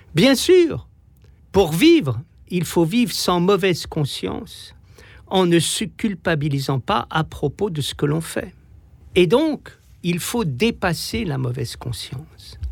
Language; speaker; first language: French; native; French